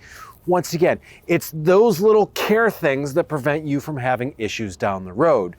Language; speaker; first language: English; native; English